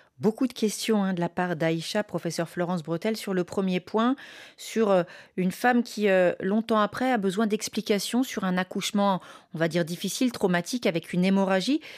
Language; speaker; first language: French; native; French